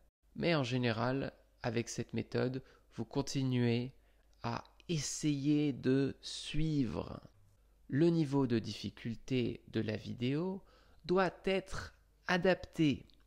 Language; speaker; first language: French; non-native, fluent; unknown